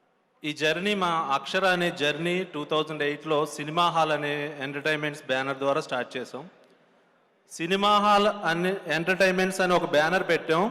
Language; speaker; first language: Telugu; native; Telugu